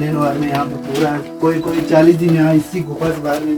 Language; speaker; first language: Hindi; non-native, local second language; Balti